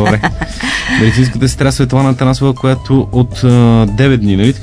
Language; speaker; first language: Bulgarian; native; Bulgarian